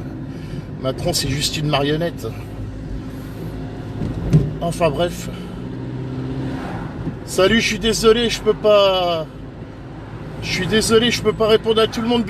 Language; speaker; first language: French; native; French